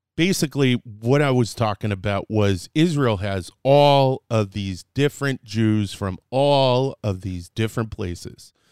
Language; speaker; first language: English; native; English